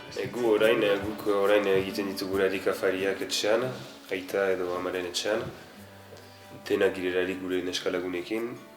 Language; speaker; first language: Basque; non-native, local second language; French